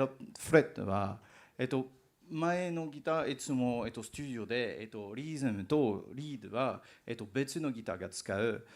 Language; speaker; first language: Japanese; non-native, learner; English